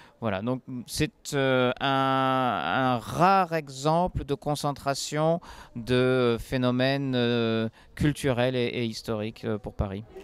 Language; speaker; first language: French; native; French